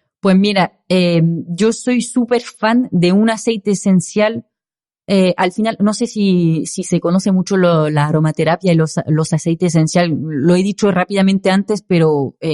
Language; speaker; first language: Spanish; non-native, fluent; French